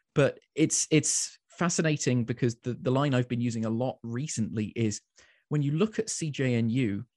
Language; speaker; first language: English; native; English